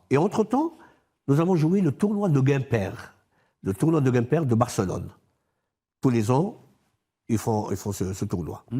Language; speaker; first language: French; non-native, local second language; Arabic